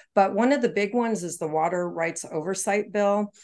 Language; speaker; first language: English; native; English